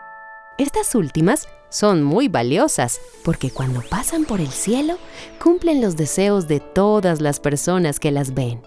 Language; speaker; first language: Spanish; native; Spanish